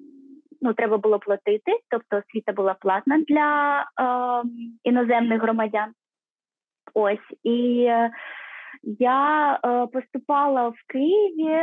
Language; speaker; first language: Ukrainian; native; Ukrainian